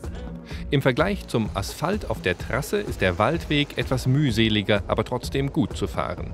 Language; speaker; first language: German; native; German